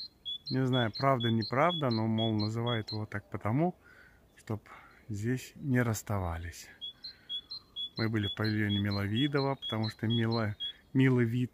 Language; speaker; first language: Russian; native; Russian